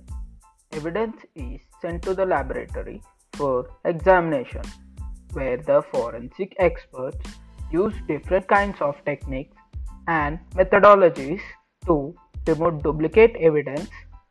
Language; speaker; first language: English; non-native, local second language; Telugu